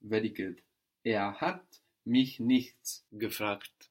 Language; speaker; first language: German; non-native, fluent; English